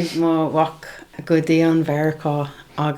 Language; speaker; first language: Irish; non-native, learner; English